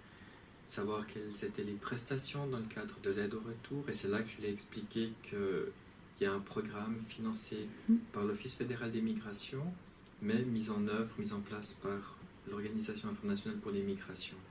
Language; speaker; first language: French; native; French